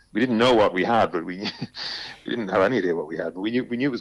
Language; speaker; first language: English; native; English